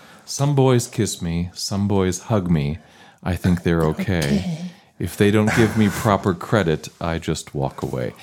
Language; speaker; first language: English; native; English